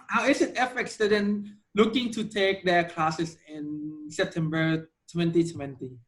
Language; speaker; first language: English; non-native, fluent; Thai